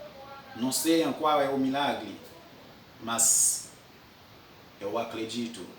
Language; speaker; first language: Portuguese; non-native, fluent; French